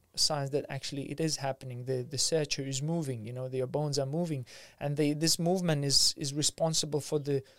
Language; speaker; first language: English; non-native, fluent; Lithuanian